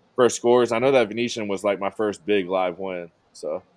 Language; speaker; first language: English; native; English